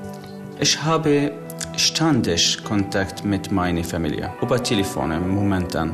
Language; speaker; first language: German; non-native, learner; Arabic